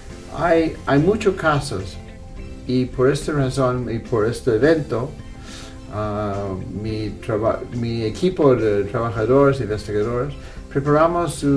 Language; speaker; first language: Spanish; non-native, fluent; English